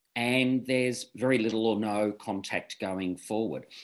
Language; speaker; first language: English; native; English